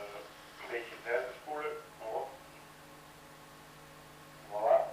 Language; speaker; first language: Dutch; native; Dutch